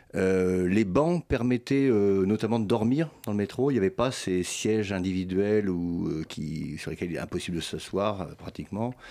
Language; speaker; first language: French; early bilingual, other home language; Swedish